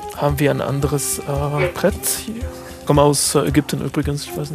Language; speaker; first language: German; non-native, fluent; Arabic